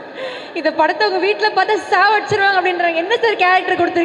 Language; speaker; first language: Tamil; native; Tamil